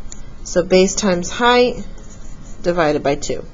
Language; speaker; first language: English; native; English